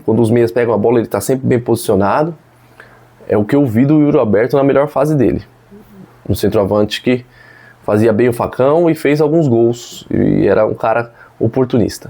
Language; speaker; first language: Portuguese; native; Portuguese